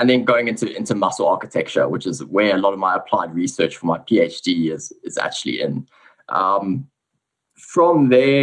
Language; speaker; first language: English; native; English